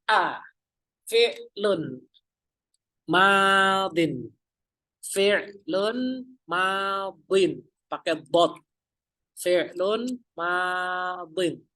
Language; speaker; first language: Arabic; non-native, fluent; Indonesian